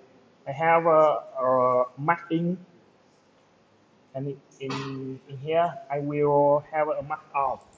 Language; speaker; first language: English; non-native, local second language; Vietnamese